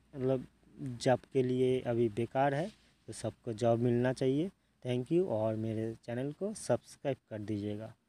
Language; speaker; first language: Hindi; non-native, local second language; Bangla